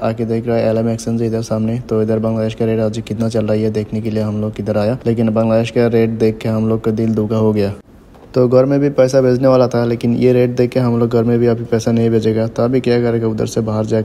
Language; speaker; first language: Hindi; non-native, learner; Bangla